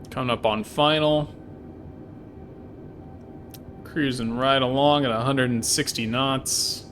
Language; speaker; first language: English; native; English